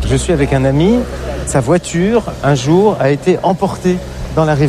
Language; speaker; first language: French; native; French